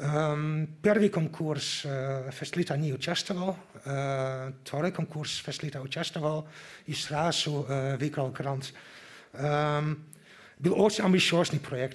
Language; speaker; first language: Russian; non-native, learner; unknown